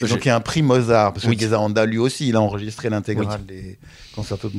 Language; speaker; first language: French; native; French